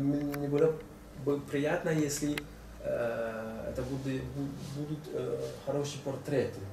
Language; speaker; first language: Russian; non-native, fluent; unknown